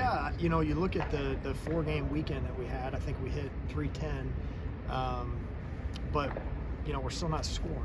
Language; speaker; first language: English; native; English